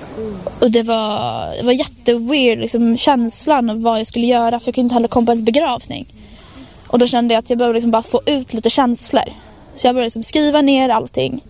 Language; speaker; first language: Swedish; native; Swedish